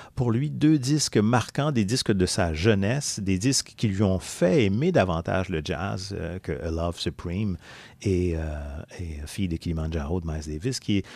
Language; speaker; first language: French; native; French